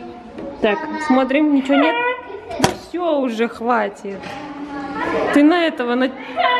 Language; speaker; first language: Russian; native; Russian